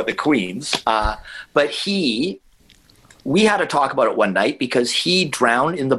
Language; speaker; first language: English; native; English